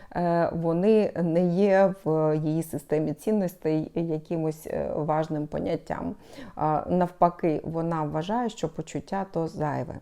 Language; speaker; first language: Ukrainian; non-native, local second language; Russian